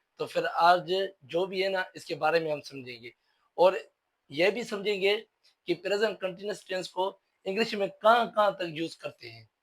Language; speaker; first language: Urdu; non-native, local second language; Sindhi